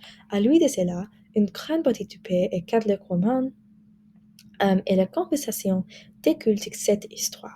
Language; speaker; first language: French; non-native, learner; English